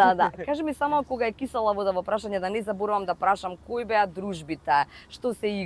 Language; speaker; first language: Macedonian; native; Macedonian